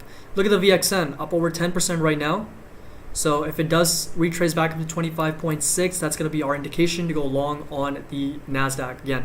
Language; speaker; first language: English; native; English